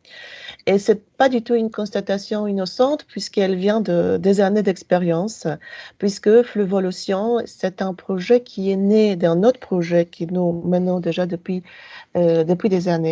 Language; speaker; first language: French; non-native, fluent; Polish